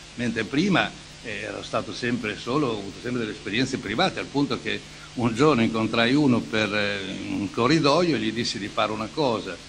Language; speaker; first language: Italian; native; Italian